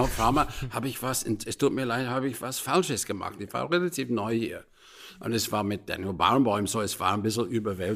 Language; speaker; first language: German; non-native, fluent; English